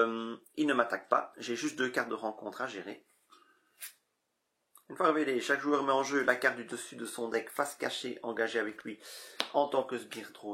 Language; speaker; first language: French; native; French